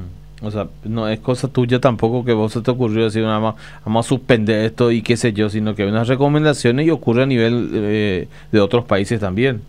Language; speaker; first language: Spanish; native; Spanish